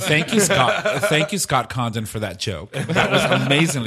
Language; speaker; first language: English; native; English